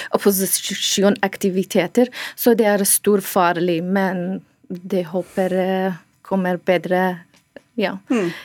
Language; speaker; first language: Norwegian; non-native, learner; Persian